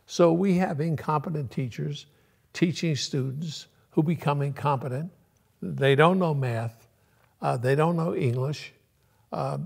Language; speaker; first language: English; early bilingual, other home language; Yiddish